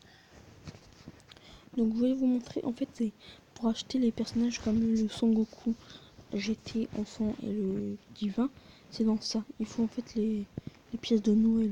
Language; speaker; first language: French; native; French